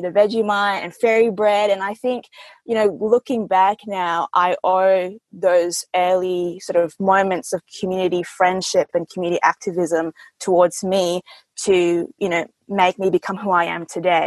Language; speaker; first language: English; early bilingual, other home language; Indonesian